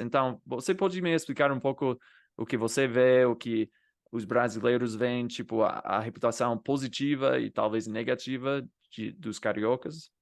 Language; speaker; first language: Portuguese; non-native, fluent; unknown